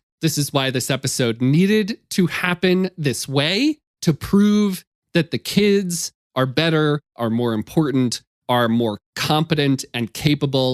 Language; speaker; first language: English; native; English